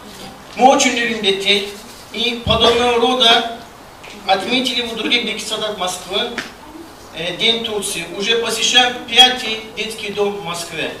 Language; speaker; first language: Russian; non-native, fluent; Turkish